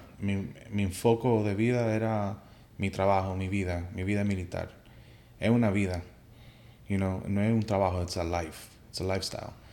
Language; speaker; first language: Spanish; early bilingual, heritage; Spanish